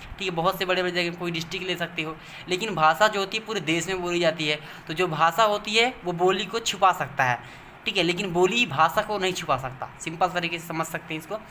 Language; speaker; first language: Hindi; native; Hindi